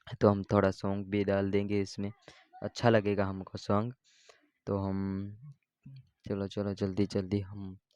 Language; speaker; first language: Hindi; non-native, local second language; Gujarati